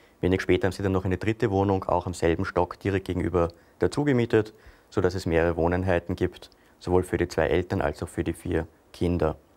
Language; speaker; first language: German; native; German